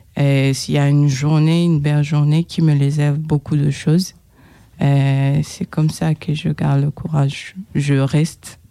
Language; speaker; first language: French; non-native, local second language; Kinyarwanda